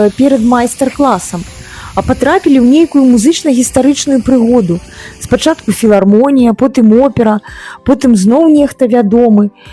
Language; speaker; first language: Belarusian; native; Belarusian